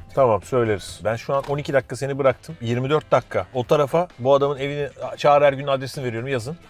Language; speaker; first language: Turkish; native; Turkish